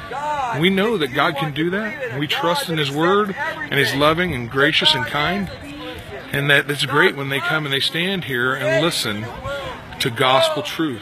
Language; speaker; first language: English; native; English